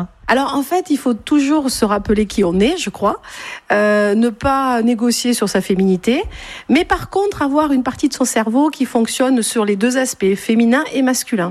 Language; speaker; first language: French; native; French